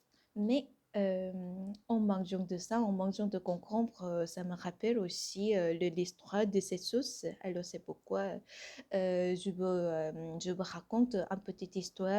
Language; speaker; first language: French; non-native, fluent; Korean